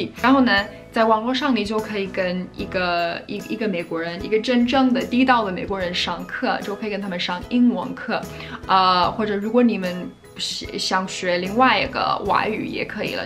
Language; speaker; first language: Chinese; non-native, fluent; English